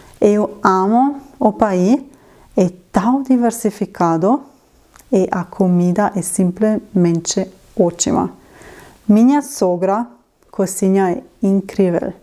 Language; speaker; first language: Portuguese; non-native, learner; Swiss German